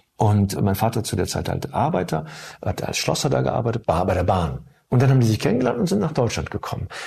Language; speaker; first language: German; early bilingual, other home language; Turkish